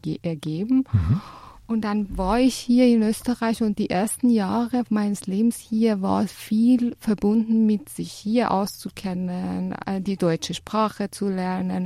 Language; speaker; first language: German; non-native, fluent; Persian